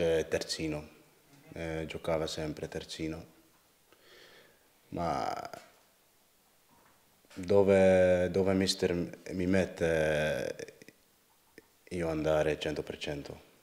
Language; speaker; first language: Italian; non-native, learner; Dutch